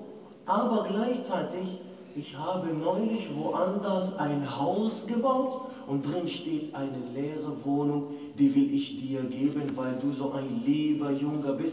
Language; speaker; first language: German; non-native, fluent; Arabic